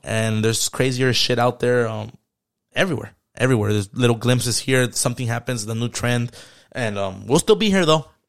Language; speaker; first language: English; early bilingual, other home language; Spanish